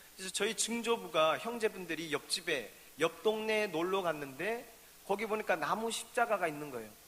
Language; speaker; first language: Korean; native; Korean